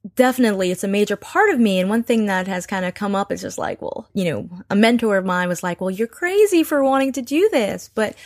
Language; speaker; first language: English; early bilingual, other home language; Yoruba